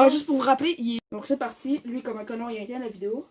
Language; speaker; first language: French; native; French